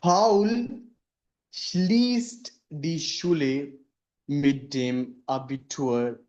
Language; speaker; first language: German; non-native, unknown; Hindi